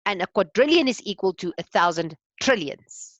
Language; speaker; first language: English; non-native, local second language; Afrikaans